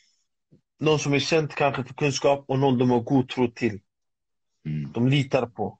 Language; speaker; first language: Swedish; early bilingual, other home language; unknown